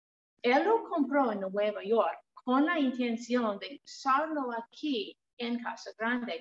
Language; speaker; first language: Spanish; non-native, fluent; English